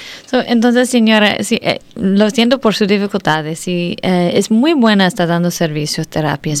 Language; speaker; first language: Spanish; non-native, learner; English